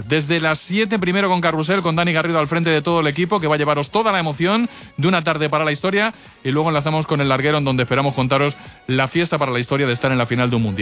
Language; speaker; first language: Spanish; native; Spanish